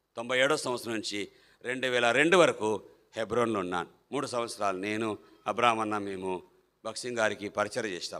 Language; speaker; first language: Telugu; non-native, fluent; Malayalam